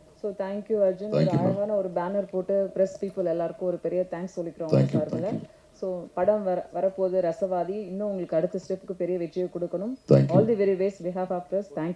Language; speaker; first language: Tamil; native; Tamil